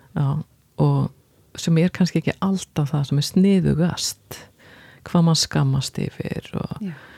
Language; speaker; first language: Icelandic; non-native, fluent; Swedish